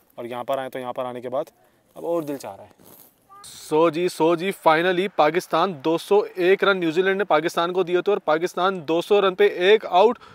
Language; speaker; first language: Urdu; native; Urdu